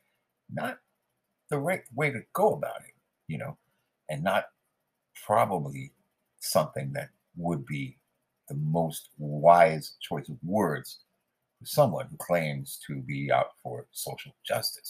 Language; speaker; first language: English; native; English